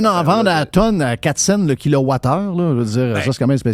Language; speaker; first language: French; native; French